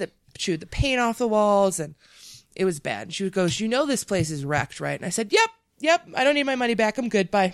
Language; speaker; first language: English; native; English